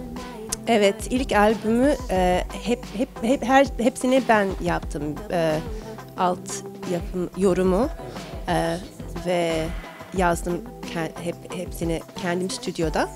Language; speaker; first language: Turkish; early bilingual, heritage; Turkish